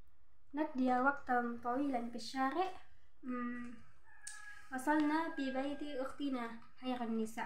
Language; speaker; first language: Arabic; non-native, learner; Indonesian